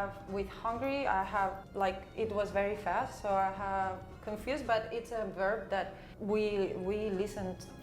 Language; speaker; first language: English; non-native, fluent; Spanish